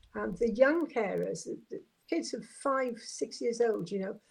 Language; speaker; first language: English; native; English